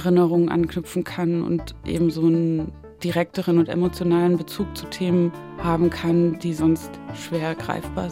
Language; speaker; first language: German; native; German